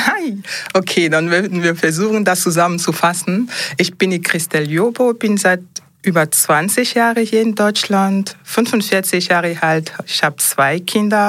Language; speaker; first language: German; non-native, fluent; French